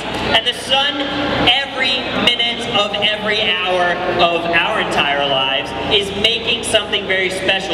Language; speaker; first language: English; native; English